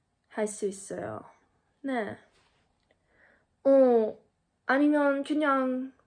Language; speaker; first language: Korean; non-native, learner; English